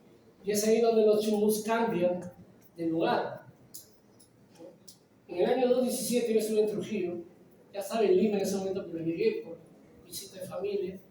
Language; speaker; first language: Spanish; native; Spanish